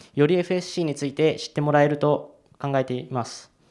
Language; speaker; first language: Japanese; native; Japanese